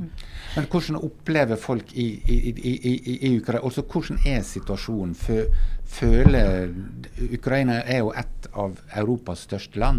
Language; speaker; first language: Norwegian; native; Norwegian